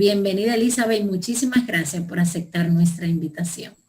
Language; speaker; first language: Spanish; native; Spanish